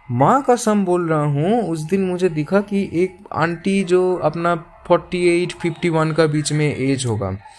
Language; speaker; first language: Hindi; non-native, local second language; Bangla